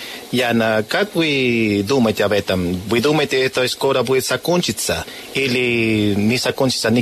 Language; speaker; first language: Russian; non-native, learner; Spanish